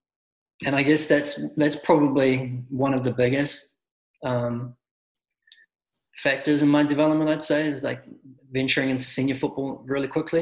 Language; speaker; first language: English; native; English